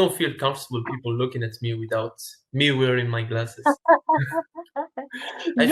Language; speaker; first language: English; non-native, fluent; Arabic